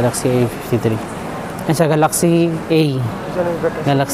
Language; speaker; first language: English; non-native, learner; Filipino